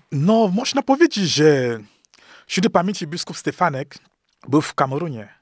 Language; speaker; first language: Polish; non-native, fluent; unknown